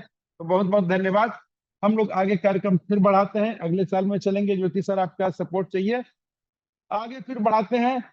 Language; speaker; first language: Hindi; native; Hindi